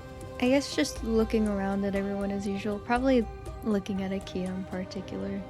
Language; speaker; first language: English; native; English